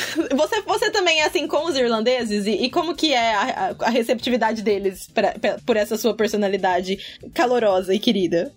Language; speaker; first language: Portuguese; native; Portuguese